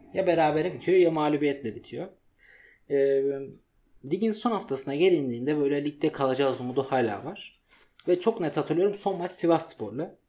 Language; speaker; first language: Turkish; native; Turkish